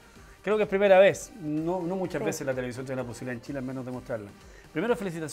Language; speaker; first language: Spanish; native; Spanish